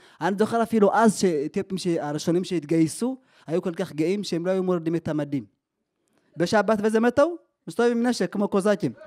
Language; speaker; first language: Hebrew; early bilingual, other home language; Amharic